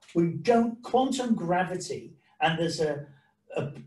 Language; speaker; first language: English; native; English